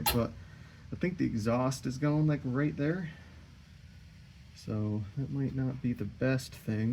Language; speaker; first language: English; native; English